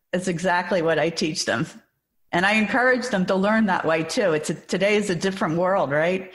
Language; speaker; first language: English; native; English